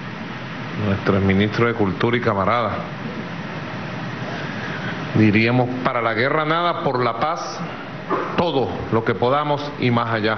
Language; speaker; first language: Spanish; native; Spanish